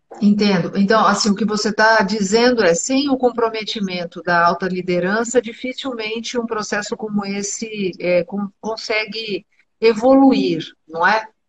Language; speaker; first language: Portuguese; native; Portuguese